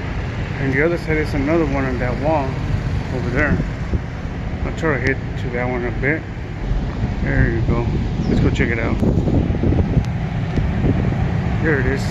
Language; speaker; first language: English; native; English